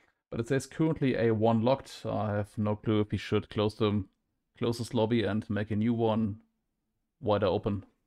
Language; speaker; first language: English; non-native, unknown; German